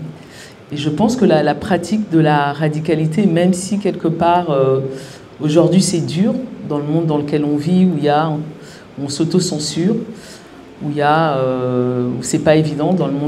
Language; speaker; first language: French; native; French